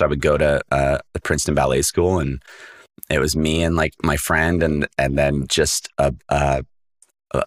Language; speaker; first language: English; native; English